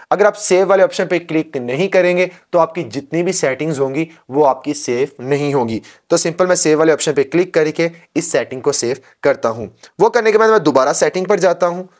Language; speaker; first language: Urdu; non-native, local second language; Punjabi